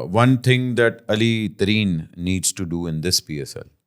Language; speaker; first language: English; non-native, local second language; Urdu